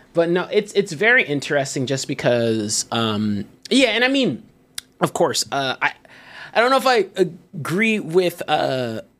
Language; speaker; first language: English; native; English